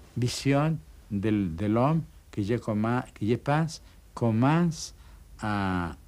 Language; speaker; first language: French; non-native, fluent; Spanish